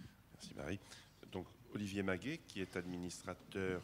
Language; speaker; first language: French; native; French